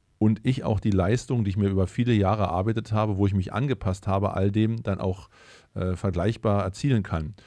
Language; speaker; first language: German; native; German